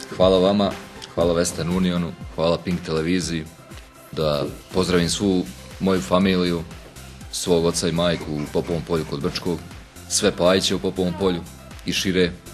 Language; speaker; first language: Bosnian; native; Bosnian